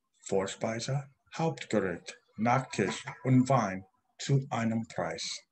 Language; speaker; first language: German; non-native, learner; English